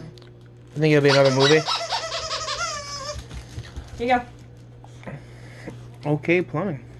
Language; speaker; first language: English; native; English